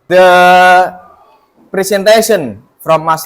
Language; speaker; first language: English; non-native, fluent; Indonesian